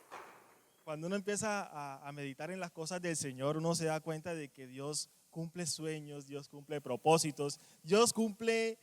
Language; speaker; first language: Spanish; native; Spanish